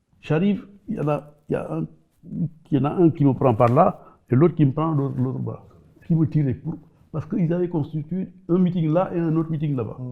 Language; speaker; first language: French; non-native, local second language; Wolof